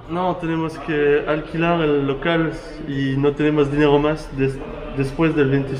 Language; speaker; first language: Spanish; non-native, learner; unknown